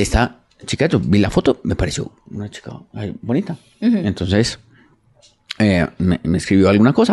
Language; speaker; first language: Spanish; native; Spanish